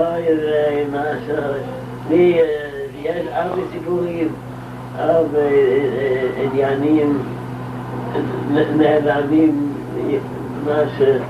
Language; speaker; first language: Hebrew; non-native, local second language; Yiddish